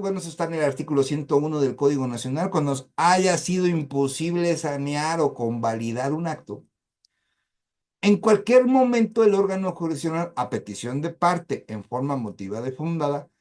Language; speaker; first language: Spanish; native; Spanish